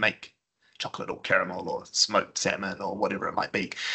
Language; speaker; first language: English; native; English